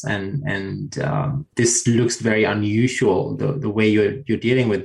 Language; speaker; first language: English; non-native, local second language; Sinhala